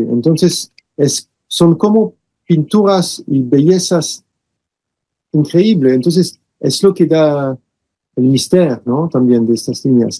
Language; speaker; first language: Spanish; non-native, fluent; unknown